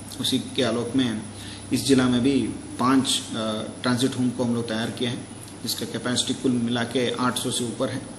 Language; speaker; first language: Hindi; native; Hindi